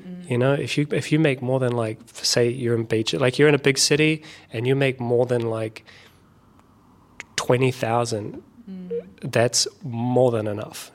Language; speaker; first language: English; native; English